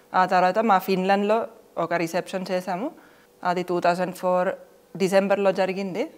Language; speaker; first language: Telugu; non-native, fluent; Finnish